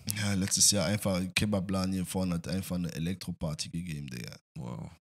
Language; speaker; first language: German; non-native, fluent; French